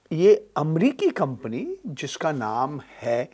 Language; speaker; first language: Hindi; native; Hindi